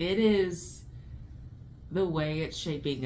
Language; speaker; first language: English; native; English